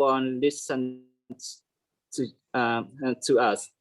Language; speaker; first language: English; non-native, learner; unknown